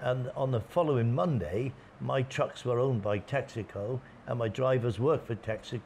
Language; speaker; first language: English; native; English